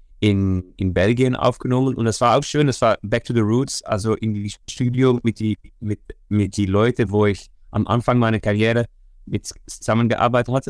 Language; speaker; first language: German; non-native, learner; Dutch